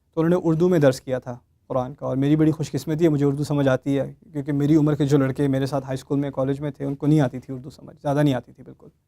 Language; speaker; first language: Urdu; early bilingual, heritage; Urdu